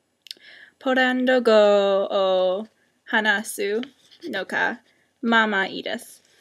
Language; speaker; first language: Japanese; non-native, learner; English